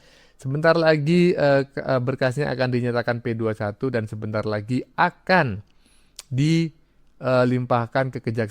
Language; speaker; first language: Indonesian; native; Indonesian